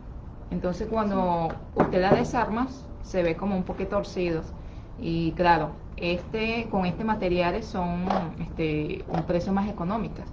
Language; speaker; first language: Spanish; non-native, fluent; Chinese